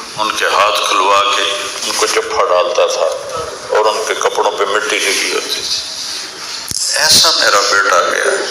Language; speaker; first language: Urdu; non-native, local second language; Punjabi